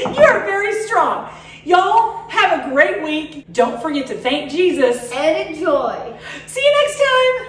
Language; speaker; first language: English; native; English